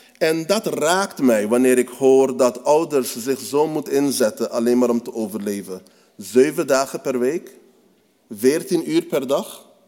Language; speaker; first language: Dutch; native; Dutch